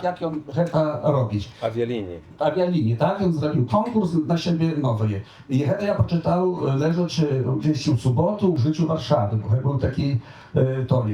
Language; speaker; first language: Polish; non-native, local second language; Belarusian